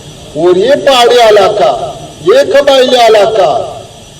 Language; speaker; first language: Hindi; non-native, fluent; Pashto